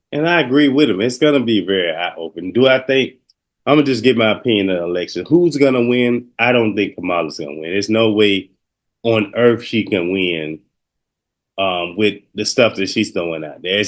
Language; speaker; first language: English; native; English